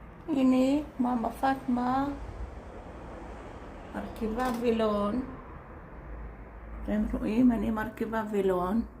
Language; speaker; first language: Hebrew; non-native, learner; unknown